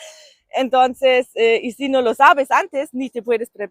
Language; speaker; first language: Spanish; non-native, fluent; German